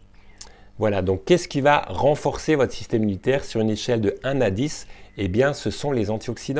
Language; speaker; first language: French; native; French